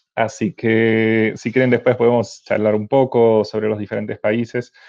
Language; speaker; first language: Spanish; non-native, fluent; Czech